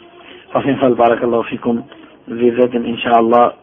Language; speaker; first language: German; non-native, fluent; Arabic